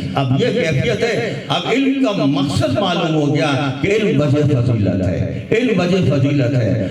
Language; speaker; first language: Urdu; native; Urdu